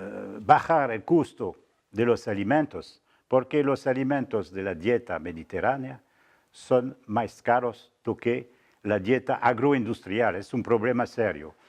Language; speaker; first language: Spanish; non-native, fluent; French